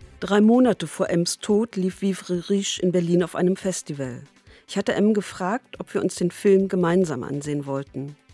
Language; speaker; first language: German; native; German